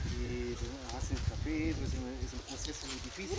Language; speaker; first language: Spanish; non-native, learner; German